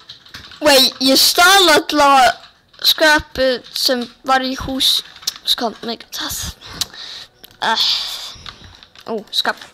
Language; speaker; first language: Icelandic; early bilingual, heritage; Icelandic